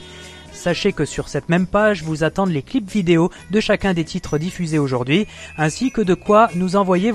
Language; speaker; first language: French; native; French